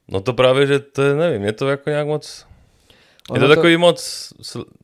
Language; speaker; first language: Czech; native; Czech